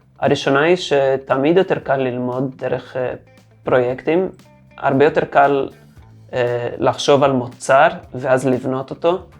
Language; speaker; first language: Hebrew; non-native, fluent; Portuguese